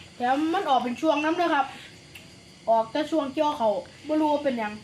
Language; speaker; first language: Thai; native; Thai